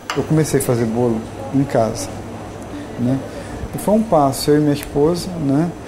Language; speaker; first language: Portuguese; native; Portuguese